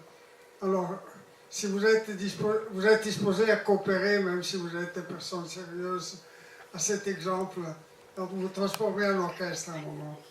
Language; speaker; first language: French; non-native, fluent; Italian